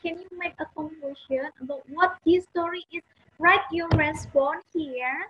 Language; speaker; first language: English; non-native, fluent; Indonesian